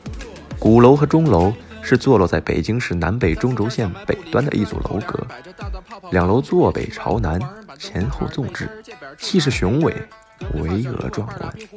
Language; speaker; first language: Chinese; native; Chinese